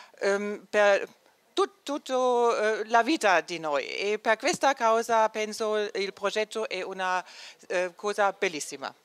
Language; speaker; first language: Italian; non-native, learner; German